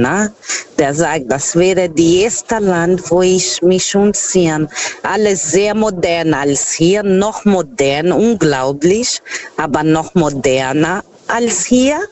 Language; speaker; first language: German; non-native, learner; Portuguese